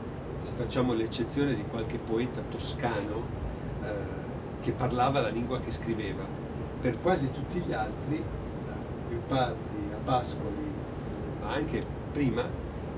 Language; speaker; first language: Italian; native; Italian